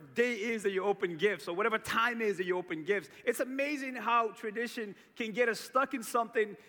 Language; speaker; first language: English; early bilingual, other home language; Portuguese